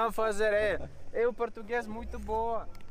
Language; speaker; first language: Portuguese; non-native, learner; Russian